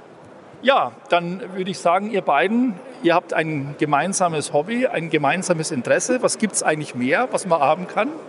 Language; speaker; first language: German; native; German